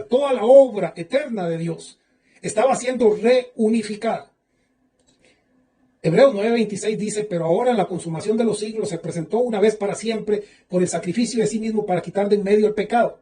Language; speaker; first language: Spanish; native; Spanish